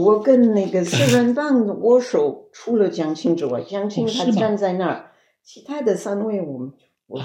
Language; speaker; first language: Chinese; non-native, fluent; French